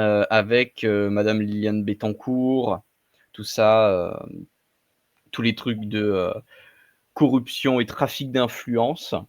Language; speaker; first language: French; native; French